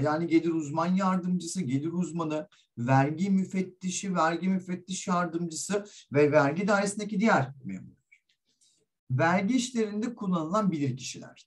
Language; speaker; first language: Turkish; native; Turkish